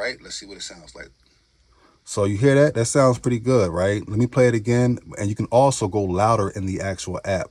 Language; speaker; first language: English; native; English